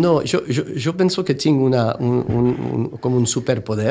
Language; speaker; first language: Catalan; non-native, fluent; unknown